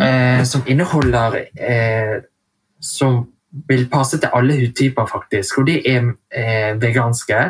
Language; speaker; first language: Norwegian; early bilingual, heritage; Vietnamese